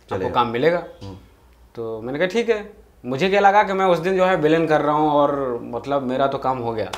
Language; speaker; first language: Hindi; native; Hindi